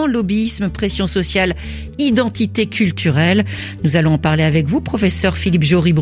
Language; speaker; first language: French; native; French